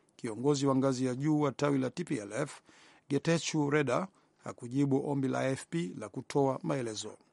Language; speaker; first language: Swahili; non-native, local second language; Rundi